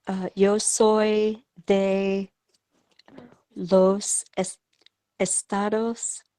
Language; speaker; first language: Spanish; non-native, learner; English